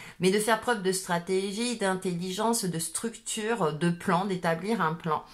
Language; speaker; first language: French; native; French